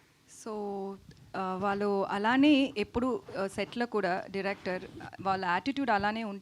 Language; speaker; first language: Telugu; non-native, learner; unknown